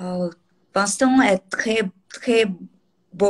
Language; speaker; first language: French; non-native, learner; Portuguese